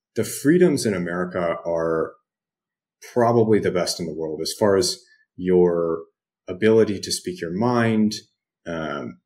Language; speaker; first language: English; native; English